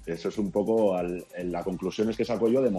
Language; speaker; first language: Spanish; native; Spanish